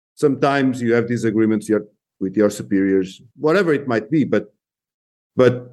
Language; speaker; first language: English; non-native, fluent; Portuguese